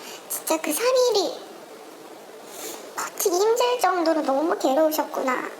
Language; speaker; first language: Korean; native; Korean